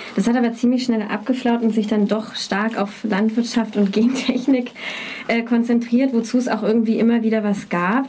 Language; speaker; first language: German; native; German